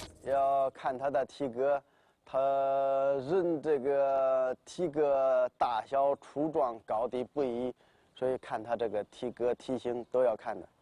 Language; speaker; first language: Chinese; native; Chinese